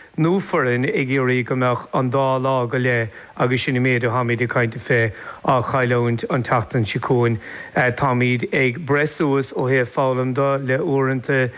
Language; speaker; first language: Irish; native; Irish